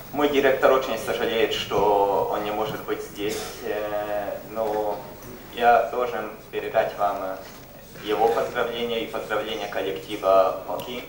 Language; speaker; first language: Russian; non-native, fluent; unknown